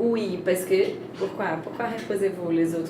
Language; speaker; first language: French; non-native, fluent; Portuguese